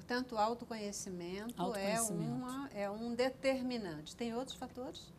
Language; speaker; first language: Portuguese; native; Portuguese